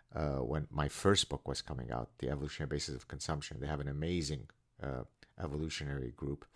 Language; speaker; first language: English; non-native, fluent; Arabic